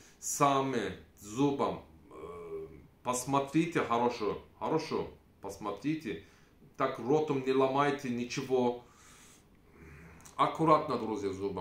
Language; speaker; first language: Russian; non-native, learner; Turkish